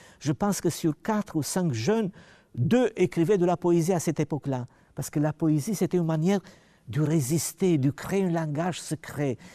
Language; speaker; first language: French; non-native, fluent; Romanian